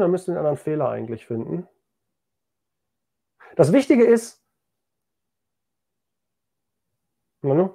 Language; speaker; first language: German; native; German